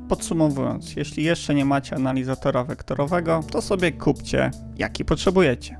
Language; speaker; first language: Polish; native; Polish